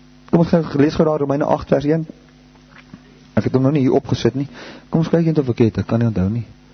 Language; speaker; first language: Afrikaans; native; Afrikaans